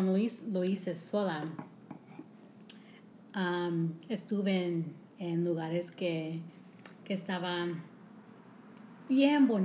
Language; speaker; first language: Spanish; early bilingual, heritage; English